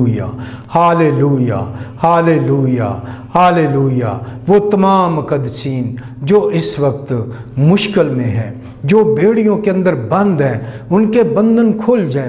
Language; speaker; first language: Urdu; non-native, local second language; Punjabi